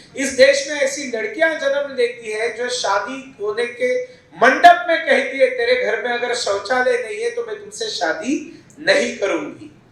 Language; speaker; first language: Hindi; non-native, local second language; Marathi